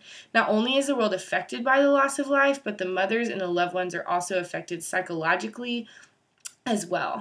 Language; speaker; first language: English; native; English